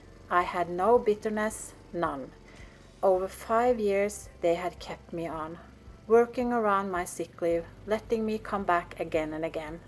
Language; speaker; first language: English; non-native, fluent; Norwegian